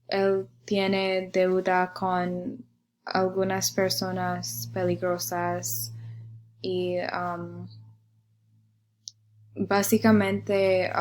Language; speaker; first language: Spanish; non-native, learner; English